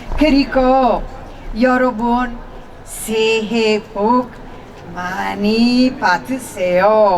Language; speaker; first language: Korean; non-native, learner; Italian